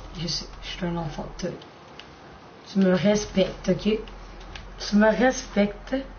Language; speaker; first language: French; native; French